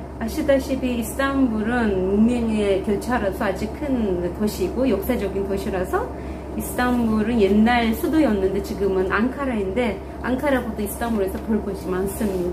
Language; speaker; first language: Korean; non-native, fluent; Turkish